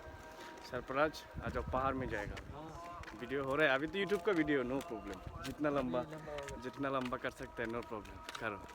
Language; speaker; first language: Hindi; non-native, learner; Bangla